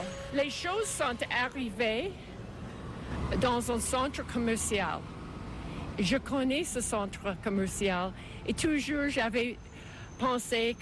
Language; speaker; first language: French; non-native, learner; English